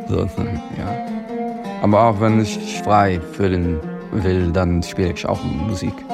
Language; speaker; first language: German; non-native, fluent; Arabic